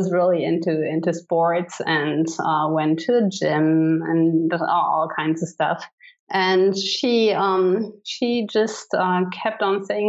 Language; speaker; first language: English; non-native, fluent; German